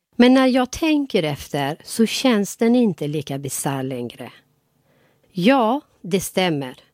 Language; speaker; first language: Swedish; non-native, fluent; Persian